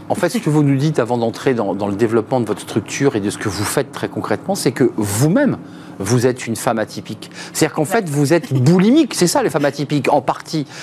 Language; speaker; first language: French; native; French